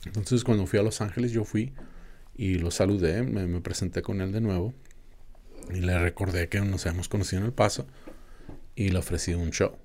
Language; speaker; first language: Spanish; early bilingual, other home language; English